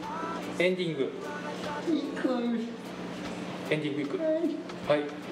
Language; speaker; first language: Japanese; native; Japanese